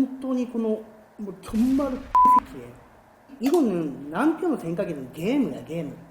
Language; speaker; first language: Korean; non-native, fluent; Japanese